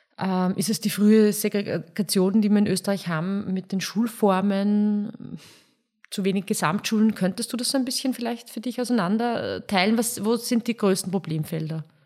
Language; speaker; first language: German; native; German